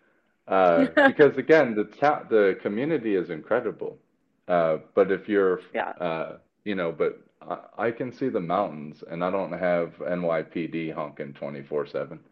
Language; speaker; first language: English; native; English